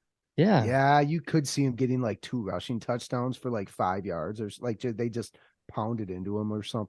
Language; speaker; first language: English; native; English